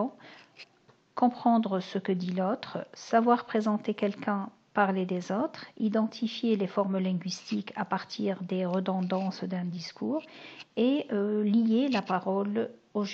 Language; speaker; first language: French; non-native, local second language; Arabic